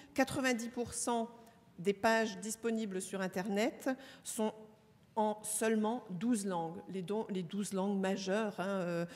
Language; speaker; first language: French; native; French